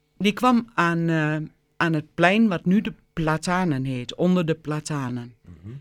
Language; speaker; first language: Dutch; native; Dutch